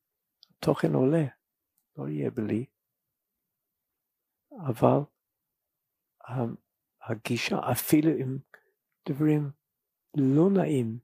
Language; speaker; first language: Hebrew; non-native, fluent; English